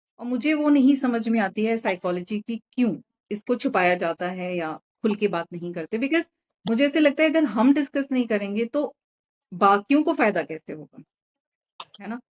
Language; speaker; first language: Hindi; native; Hindi